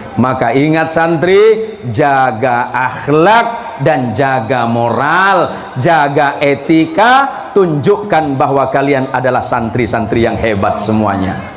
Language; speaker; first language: Indonesian; non-native, local second language; Madurese